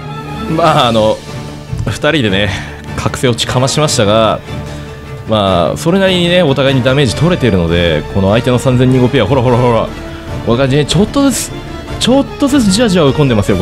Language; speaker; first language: Japanese; native; Japanese